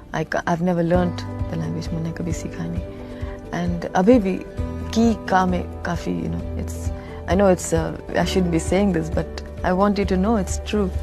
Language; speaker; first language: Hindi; non-native, local second language; Tamil